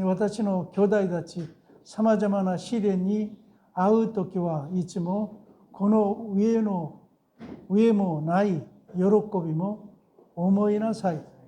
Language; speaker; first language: Japanese; non-native, fluent; Korean